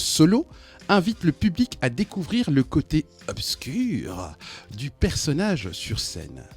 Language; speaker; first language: French; native; French